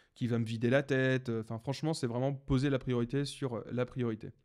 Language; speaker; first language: French; native; French